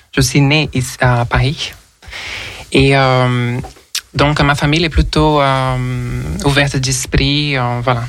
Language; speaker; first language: French; non-native, fluent; Portuguese